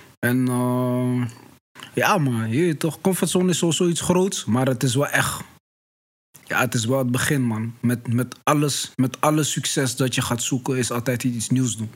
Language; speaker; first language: Dutch; early bilingual, other home language; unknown